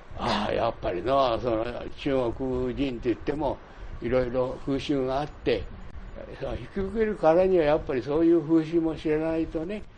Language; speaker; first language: Japanese; native; Japanese